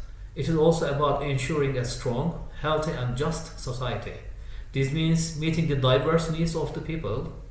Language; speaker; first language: English; non-native, fluent; Turkish